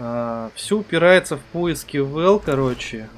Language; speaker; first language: Russian; native; Russian